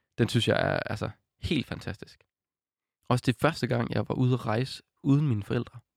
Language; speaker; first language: Danish; native; Danish